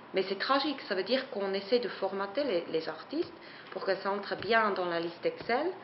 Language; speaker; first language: French; non-native, fluent; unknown